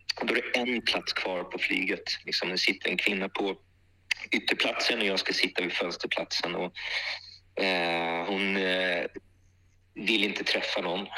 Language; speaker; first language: Swedish; early bilingual, other home language; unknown